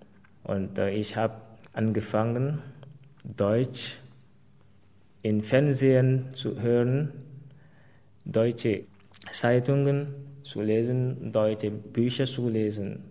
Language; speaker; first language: German; non-native, fluent; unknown